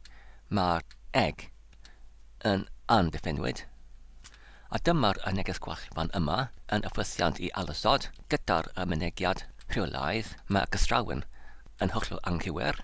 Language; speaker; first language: Welsh; non-native, local second language; English